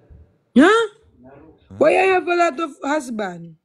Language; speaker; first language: English; non-native, learner; Filipino